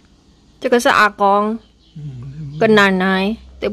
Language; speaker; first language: Chinese; non-native, learner; Indonesian